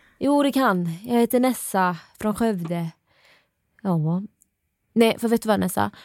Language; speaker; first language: Swedish; native; Swedish